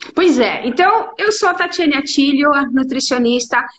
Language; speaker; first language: Portuguese; native; Portuguese